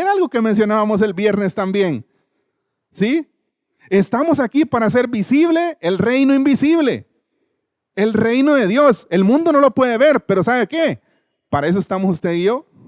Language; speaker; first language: Spanish; native; Spanish